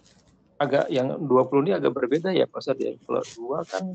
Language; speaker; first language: Indonesian; native; Indonesian